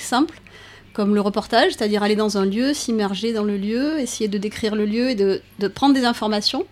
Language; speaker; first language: French; native; French